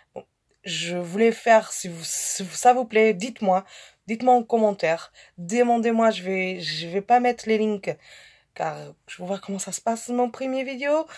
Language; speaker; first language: French; non-native, fluent; Portuguese